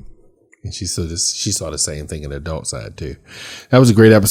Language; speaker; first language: English; native; English